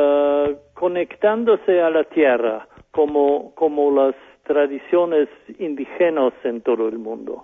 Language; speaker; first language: Spanish; non-native, fluent; German